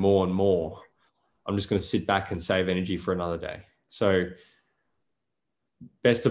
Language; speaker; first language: English; native; English